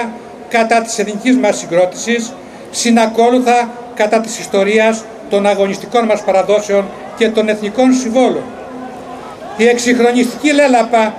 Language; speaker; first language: Greek; native; Greek